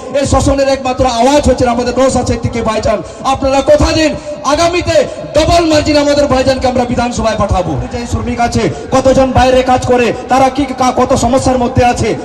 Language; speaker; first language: Bangla; non-native, local second language; Santali